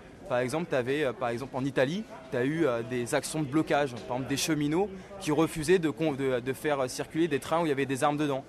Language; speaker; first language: French; native; French